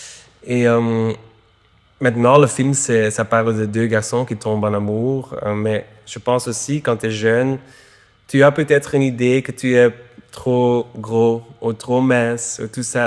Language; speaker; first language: French; non-native, local second language; Dutch